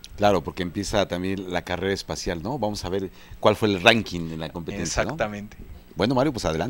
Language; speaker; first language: Spanish; native; Spanish